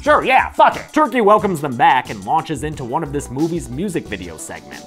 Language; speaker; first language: English; native; English